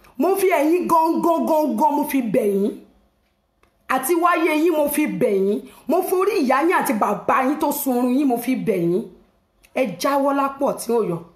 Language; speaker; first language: Yoruba; native; Yoruba